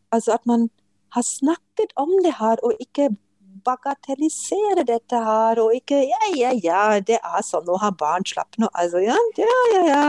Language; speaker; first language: Norwegian; non-native, fluent; German